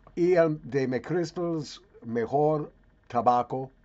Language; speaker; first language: Spanish; non-native, learner; English